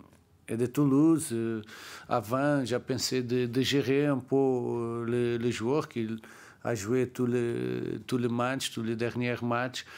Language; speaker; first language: French; non-native, learner; Portuguese